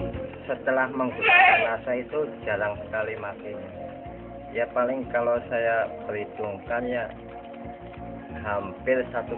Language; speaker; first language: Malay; non-native, local second language; Javanese